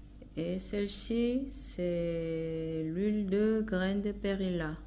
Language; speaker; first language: French; non-native, fluent; Korean